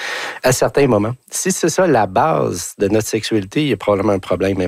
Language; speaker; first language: French; native; French